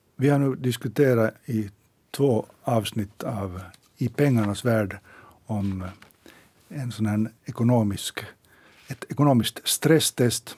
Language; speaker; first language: Swedish; native; Swedish